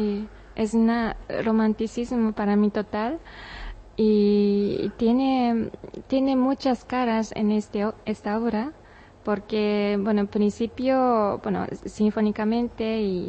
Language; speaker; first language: Spanish; non-native, learner; Japanese